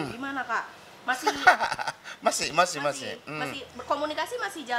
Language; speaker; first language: Indonesian; native; Indonesian